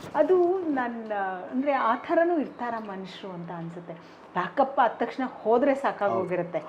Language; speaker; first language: Kannada; non-native, local second language; Konkani